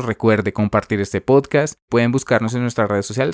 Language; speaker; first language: Spanish; native; Spanish